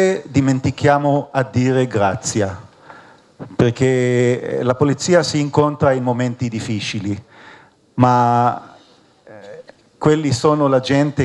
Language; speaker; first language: Italian; non-native, fluent; Hebrew